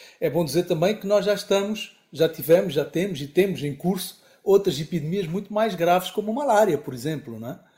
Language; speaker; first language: Portuguese; native; Portuguese